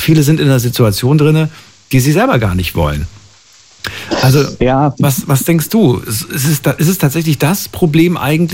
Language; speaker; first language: German; native; German